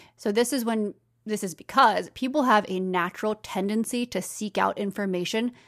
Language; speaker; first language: English; native; English